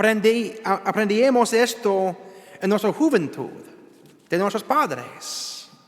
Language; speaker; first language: Spanish; non-native, learner; English